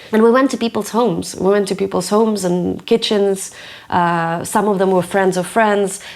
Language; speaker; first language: English; non-native, fluent; Ukrainian